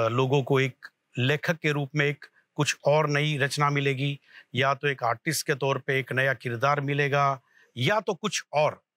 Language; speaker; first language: Hindi; non-native, local second language; Gujarati